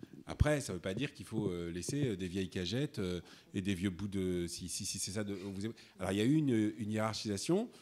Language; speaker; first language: French; native; French